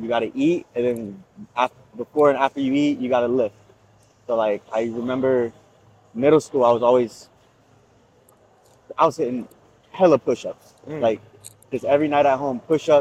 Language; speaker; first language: English; native; English